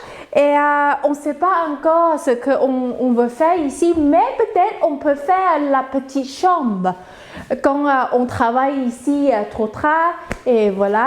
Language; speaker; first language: French; non-native, learner; Thai